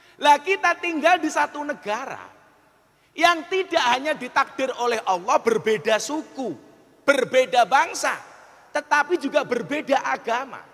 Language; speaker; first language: Indonesian; non-native, local second language; Javanese